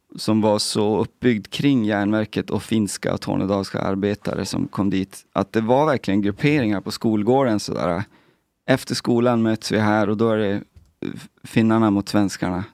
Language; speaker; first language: Swedish; native; Swedish